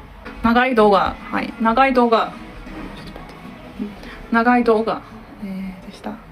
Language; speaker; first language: Japanese; non-native, learner; Turkish